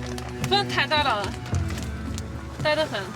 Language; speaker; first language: Chinese; non-native, fluent; Swedish